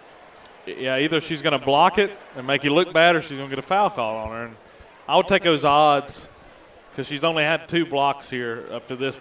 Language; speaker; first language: English; native; English